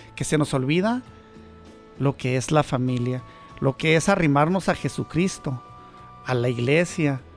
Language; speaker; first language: Spanish; native; Spanish